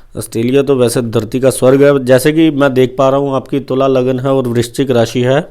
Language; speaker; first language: Hindi; non-native, local second language; Punjabi